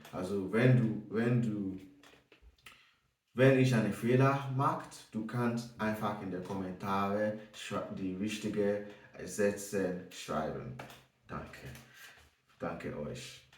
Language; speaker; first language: German; non-native, learner; English